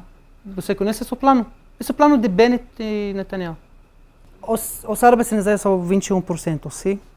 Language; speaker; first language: Portuguese; non-native, learner; Arabic